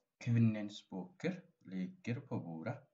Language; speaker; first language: Norwegian; non-native, learner; Amharic